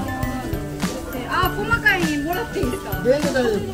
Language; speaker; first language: Japanese; native; Japanese